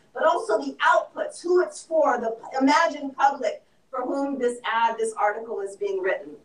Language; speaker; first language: English; native; English